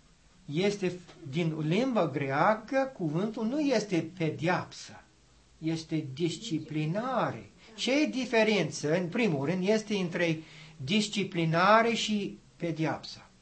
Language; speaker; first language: Romanian; non-native, learner; English